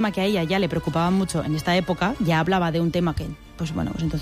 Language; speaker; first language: Spanish; native; Spanish